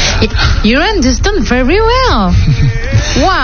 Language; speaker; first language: English; non-native, learner; French